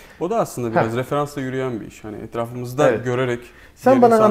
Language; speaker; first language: Turkish; native; Turkish